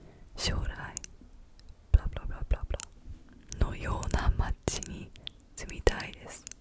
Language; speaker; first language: Japanese; non-native, learner; English